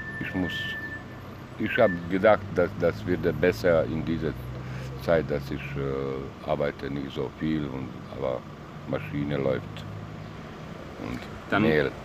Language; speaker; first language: German; non-native, learner; Bosnian